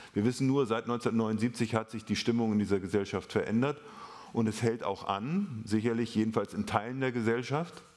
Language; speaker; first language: German; native; German